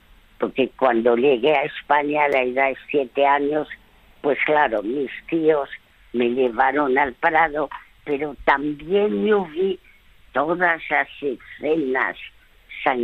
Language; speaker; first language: Spanish; early bilingual, other home language; French